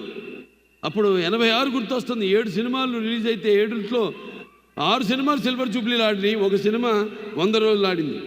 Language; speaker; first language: Telugu; native; Telugu